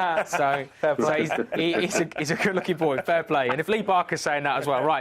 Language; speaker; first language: English; native; English